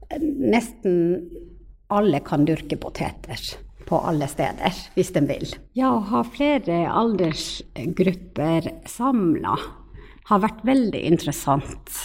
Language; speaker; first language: Norwegian; non-native, fluent; Finnish